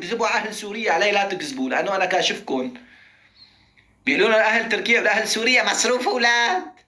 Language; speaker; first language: Arabic; native; Arabic